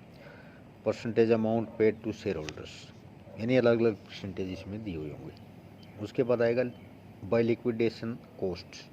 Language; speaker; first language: Hindi; native; Hindi